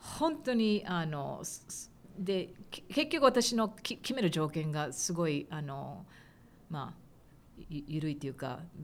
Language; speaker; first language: Japanese; early bilingual, heritage; Japanese